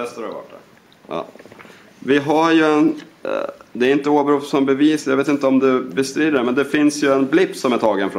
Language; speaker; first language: Swedish; native; Swedish